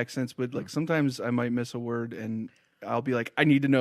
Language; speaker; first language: English; native; English